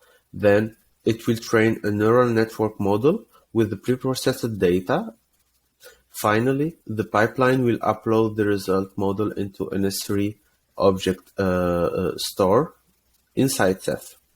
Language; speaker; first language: English; non-native, fluent; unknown